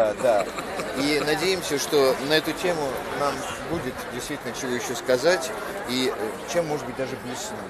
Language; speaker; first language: Russian; native; Russian